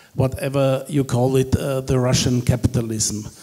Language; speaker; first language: English; non-native, fluent; German